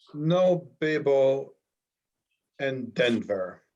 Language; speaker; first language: Spanish; non-native, learner; English